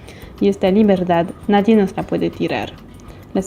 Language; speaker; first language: Spanish; non-native, fluent; Portuguese